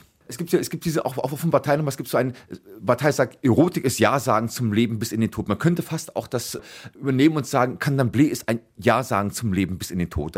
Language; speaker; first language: German; native; German